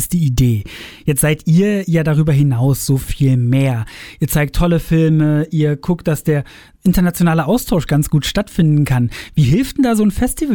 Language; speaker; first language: German; native; German